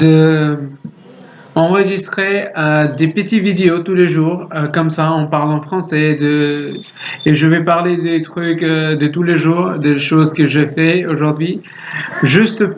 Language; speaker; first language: French; non-native, learner; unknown